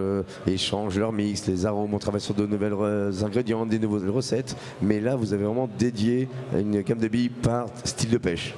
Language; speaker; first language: French; native; French